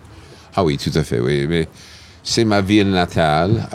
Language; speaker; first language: French; non-native, fluent; English